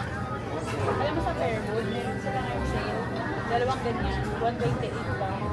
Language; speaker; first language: Filipino; non-native, fluent; Indonesian